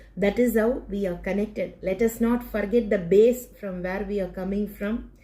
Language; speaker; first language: English; non-native, local second language; Tamil